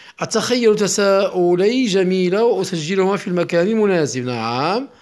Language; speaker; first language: Arabic; native; Arabic